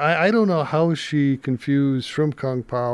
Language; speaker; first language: English; native; English